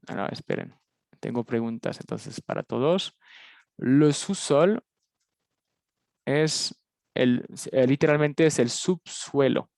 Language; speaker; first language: Spanish; non-native, fluent; French